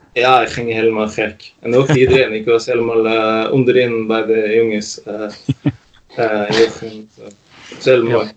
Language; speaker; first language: Dutch; non-native, fluent; Norwegian